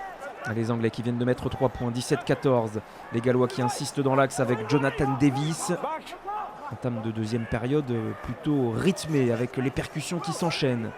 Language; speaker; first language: French; native; French